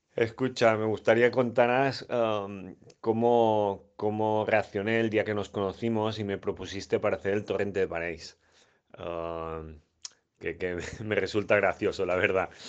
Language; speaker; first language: Spanish; non-native, local second language; Catalan